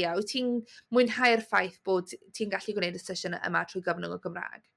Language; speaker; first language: Welsh; native; Welsh